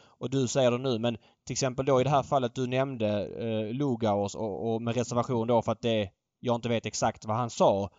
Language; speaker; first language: Swedish; native; Swedish